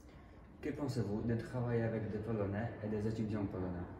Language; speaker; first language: French; non-native, learner; Polish